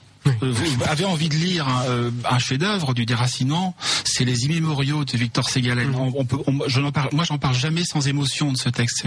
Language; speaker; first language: French; native; French